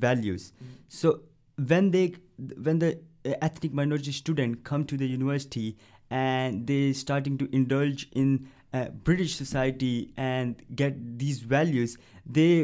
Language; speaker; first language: English; non-native, local second language; Punjabi